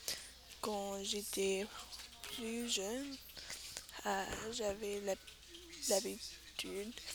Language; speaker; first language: French; non-native, learner; English